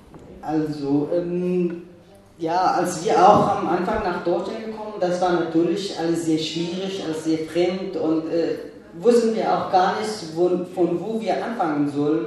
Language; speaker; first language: German; non-native, fluent; Kurdish